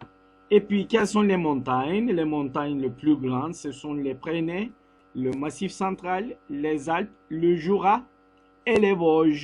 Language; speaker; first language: French; non-native, fluent; Turkish